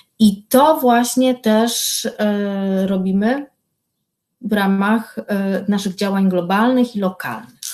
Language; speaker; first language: Polish; native; Polish